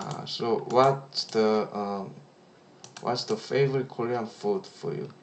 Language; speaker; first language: English; non-native, learner; Korean